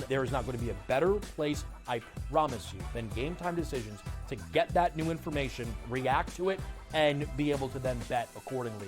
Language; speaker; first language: English; native; English